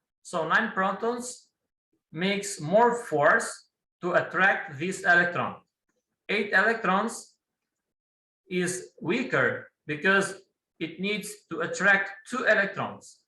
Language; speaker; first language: English; non-native, fluent; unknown